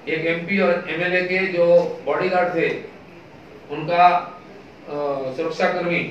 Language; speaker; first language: Hindi; non-native, local second language; Bangla